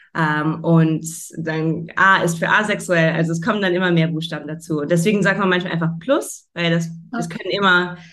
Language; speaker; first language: German; early bilingual, heritage; German